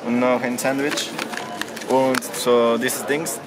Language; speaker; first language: German; non-native, learner; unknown